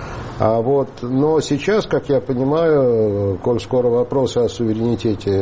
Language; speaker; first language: Russian; native; Russian